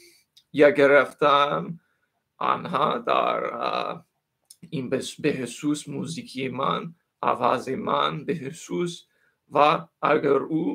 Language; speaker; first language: Persian; non-native, learner; English